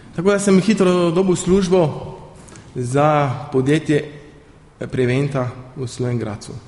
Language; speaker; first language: Slovenian; early bilingual, heritage; Slovenian